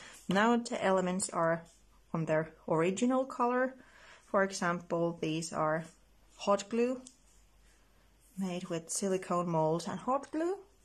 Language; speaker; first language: English; non-native, fluent; Finnish